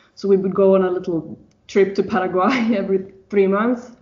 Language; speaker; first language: English; non-native, fluent; Swedish